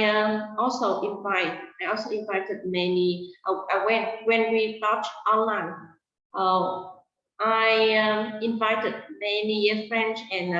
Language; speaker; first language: English; non-native, fluent; Vietnamese